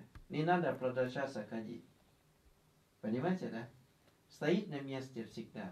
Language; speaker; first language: Russian; non-native, learner; Thai